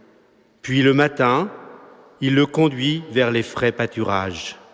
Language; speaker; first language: French; native; French